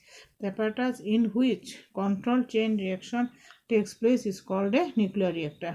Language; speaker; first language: English; non-native, local second language; Bangla